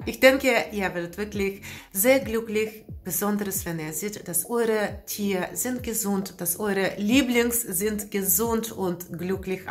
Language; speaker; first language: German; non-native, learner; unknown